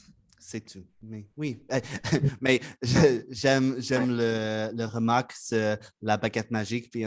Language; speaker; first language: French; non-native, learner; English